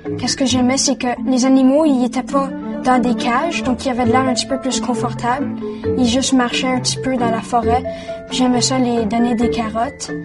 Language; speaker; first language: French; native; French